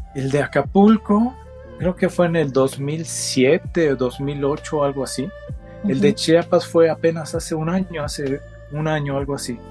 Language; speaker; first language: Spanish; native; Spanish